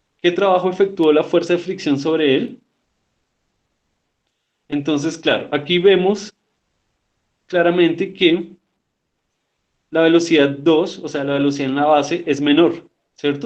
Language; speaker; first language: Spanish; native; Spanish